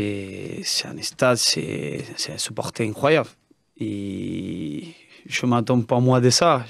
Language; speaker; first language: French; non-native, learner; Spanish